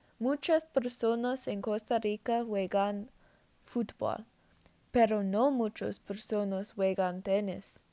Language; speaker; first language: Spanish; non-native, learner; English